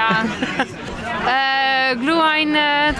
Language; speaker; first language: German; non-native, learner; Dutch